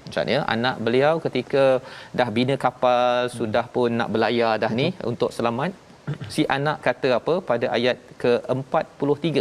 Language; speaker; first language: Malay; native; Malay